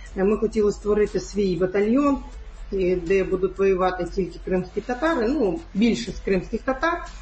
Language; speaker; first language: Ukrainian; non-native, local second language; Crimean Tatar